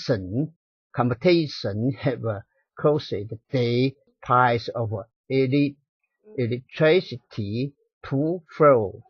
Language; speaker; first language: English; non-native, learner; Chinese